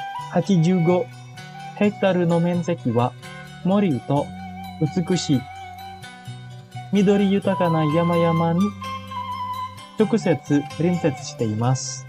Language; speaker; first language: Japanese; non-native, fluent; Indonesian